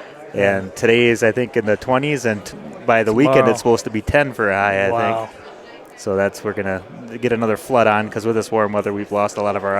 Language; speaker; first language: English; native; English